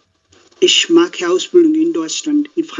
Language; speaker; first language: German; non-native, learner; Bangla